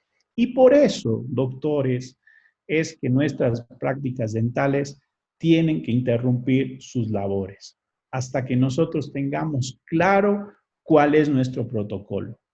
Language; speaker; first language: Spanish; native; Spanish